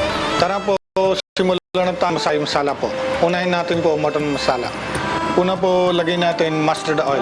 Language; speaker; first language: Filipino; non-native, learner; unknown